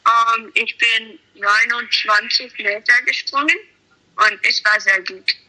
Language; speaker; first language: German; non-native, learner; English